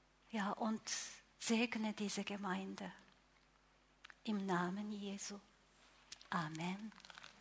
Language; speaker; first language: German; non-native, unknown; Japanese